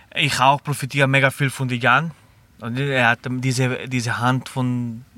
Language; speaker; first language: German; non-native, learner; Spanish